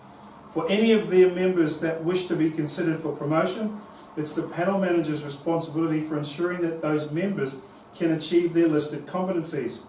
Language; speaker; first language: English; native; English